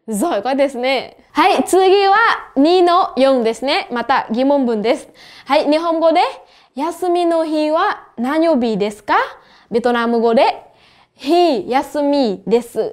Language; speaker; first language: Japanese; non-native, fluent; Vietnamese